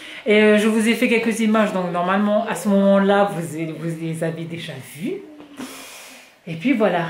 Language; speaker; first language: French; native; French